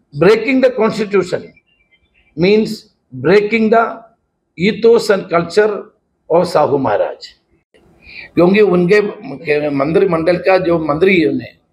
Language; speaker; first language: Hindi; non-native, local second language; Marathi